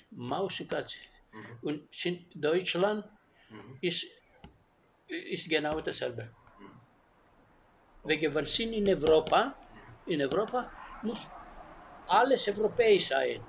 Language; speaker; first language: German; non-native, learner; Greek